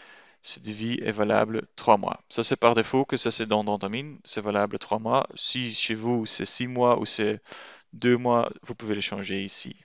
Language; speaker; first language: French; non-native, local second language; Dutch